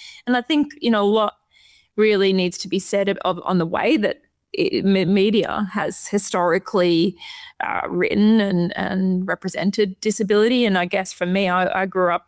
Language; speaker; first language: English; native; English